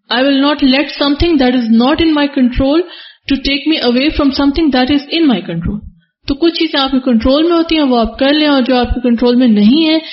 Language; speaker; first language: Urdu; native; Urdu